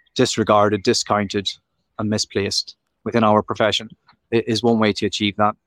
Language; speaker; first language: English; native; English